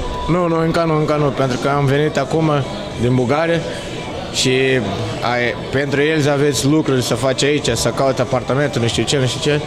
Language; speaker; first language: Romanian; non-native, learner; Portuguese